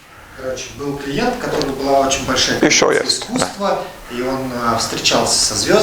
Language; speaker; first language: Russian; native; Russian